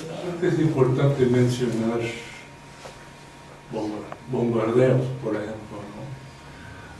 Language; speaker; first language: Spanish; non-native, fluent; English